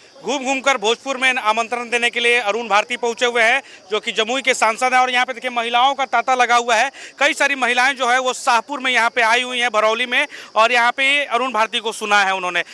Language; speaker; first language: Hindi; native; Hindi